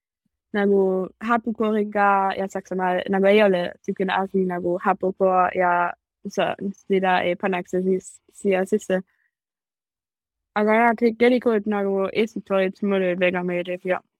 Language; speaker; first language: Estonian; non-native, learner; German